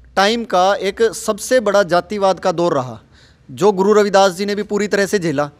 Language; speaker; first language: Hindi; native; Hindi